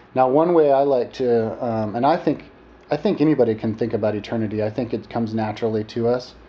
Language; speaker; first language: English; native; English